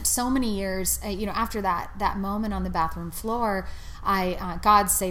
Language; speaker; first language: English; native; English